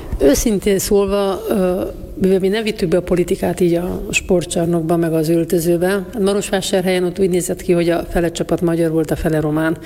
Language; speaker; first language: Hungarian; native; Hungarian